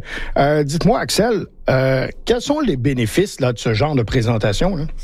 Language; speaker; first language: French; native; French